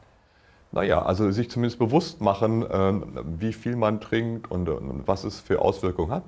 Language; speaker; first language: German; native; German